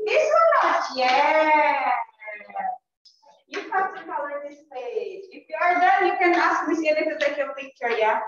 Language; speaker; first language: English; non-native, fluent; Indonesian